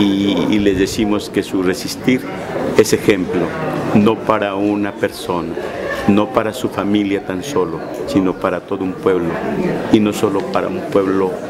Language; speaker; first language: Spanish; native; Spanish